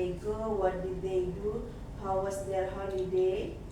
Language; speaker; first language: English; non-native, learner; Indonesian